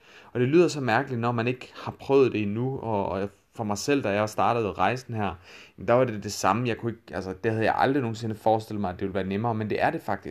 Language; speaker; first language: Danish; native; Danish